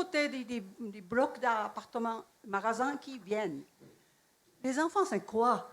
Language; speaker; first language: French; non-native, learner; Japanese